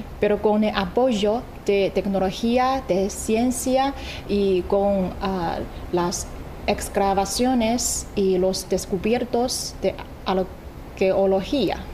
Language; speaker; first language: Spanish; non-native, fluent; Chinese